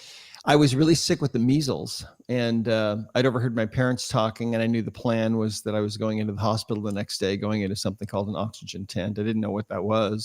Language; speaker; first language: English; native; English